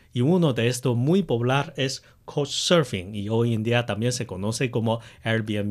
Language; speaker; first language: Spanish; non-native, fluent; Chinese